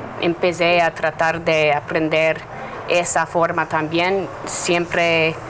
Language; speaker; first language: Spanish; non-native, learner; English